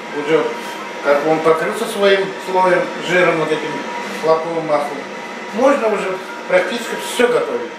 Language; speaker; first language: Russian; non-native, local second language; Uzbek